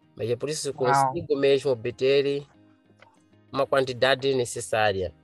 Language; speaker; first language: Portuguese; non-native, local second language; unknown